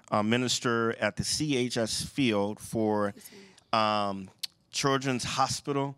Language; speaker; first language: English; native; English